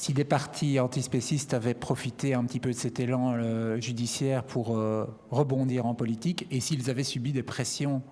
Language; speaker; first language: French; native; French